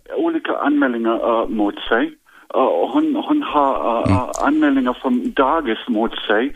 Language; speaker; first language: Swedish; non-native, learner; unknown